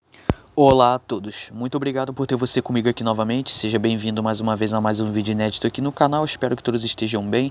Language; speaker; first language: Portuguese; native; Portuguese